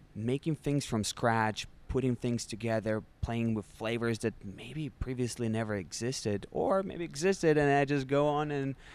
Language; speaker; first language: English; non-native, fluent; Russian